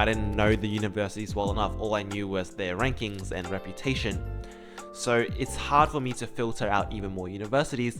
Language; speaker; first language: English; early bilingual, other home language; Chinese